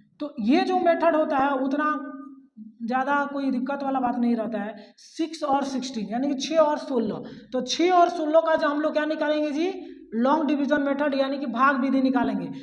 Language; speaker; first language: Hindi; native; Hindi